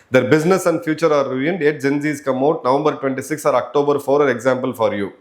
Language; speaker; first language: English; non-native, local second language; Tamil